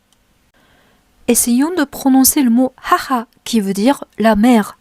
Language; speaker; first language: French; non-native, fluent; Japanese